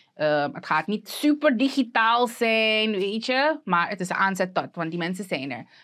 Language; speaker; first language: Dutch; native; Dutch